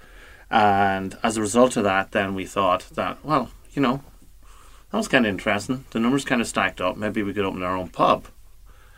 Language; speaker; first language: English; native; English